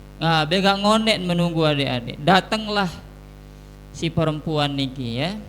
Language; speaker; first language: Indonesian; non-native, local second language; Sasak